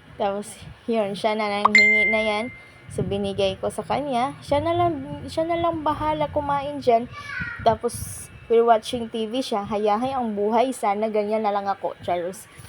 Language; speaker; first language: Filipino; non-native, local second language; Waray